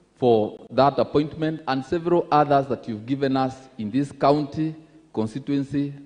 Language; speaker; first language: English; non-native, local second language; Embu